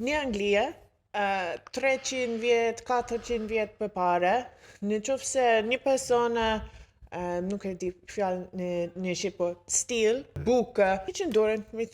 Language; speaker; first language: Albanian; non-native, learner; English